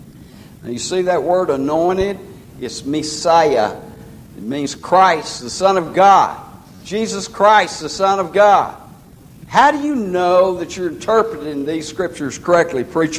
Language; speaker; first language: English; native; English